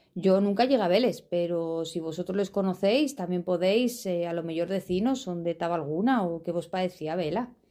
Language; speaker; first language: Asturian; non-native, local second language; Spanish